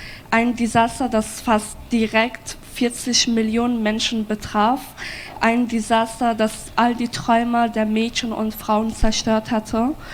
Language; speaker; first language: German; non-native, fluent; Persian